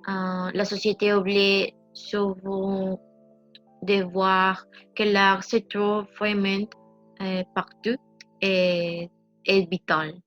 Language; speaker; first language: French; non-native, learner; Spanish